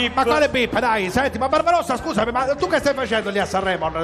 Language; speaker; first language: Italian; non-native, fluent; Albanian